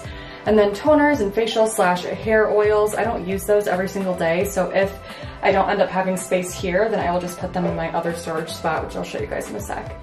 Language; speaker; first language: English; native; English